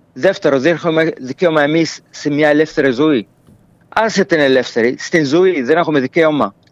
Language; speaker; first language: Greek; non-native, fluent; Arabic